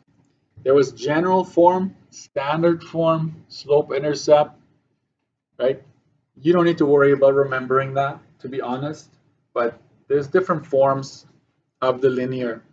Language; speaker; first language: English; native; English